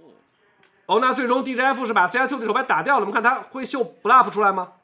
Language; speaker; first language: Chinese; native; Chinese